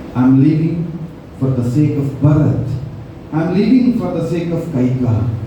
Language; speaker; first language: English; non-native, local second language; Kannada